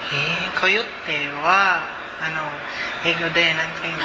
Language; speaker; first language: Japanese; non-native, learner; Cebuano